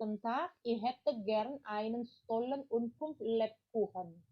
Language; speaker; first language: German; non-native, learner; Indonesian